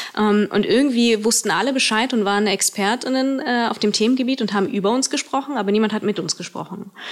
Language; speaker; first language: German; early bilingual, other home language; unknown